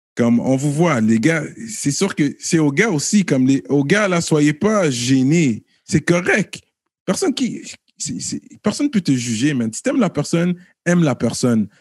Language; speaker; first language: French; early bilingual, other home language; Haitian Creole